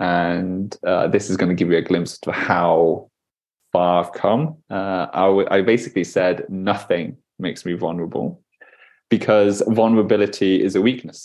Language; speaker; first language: English; native; English